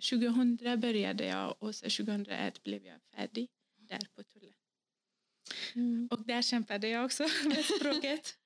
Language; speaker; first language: Swedish; non-native, fluent; Kurdish